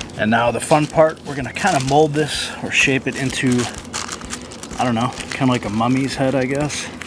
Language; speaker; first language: English; native; English